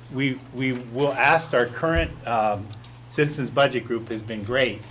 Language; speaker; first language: English; native; English